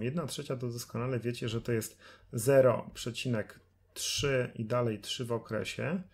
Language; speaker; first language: Polish; native; Polish